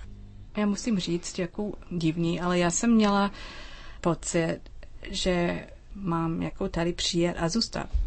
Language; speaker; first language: Czech; non-native, learner; English